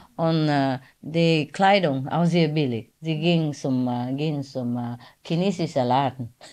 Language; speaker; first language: German; non-native, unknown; Vietnamese